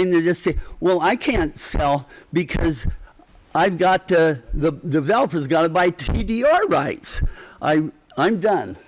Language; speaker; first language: English; native; English